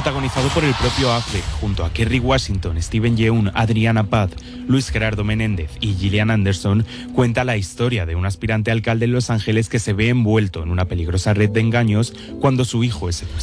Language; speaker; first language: Spanish; native; Spanish